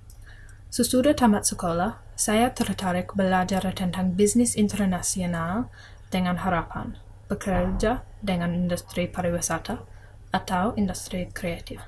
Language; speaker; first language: Indonesian; non-native, learner; English